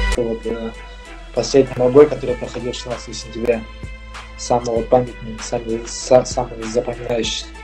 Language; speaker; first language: Russian; early bilingual, other home language; Armenian